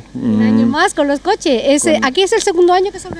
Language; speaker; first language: Spanish; native; Spanish